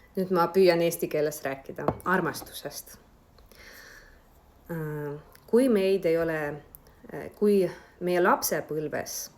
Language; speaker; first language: Estonian; non-native, local second language; Russian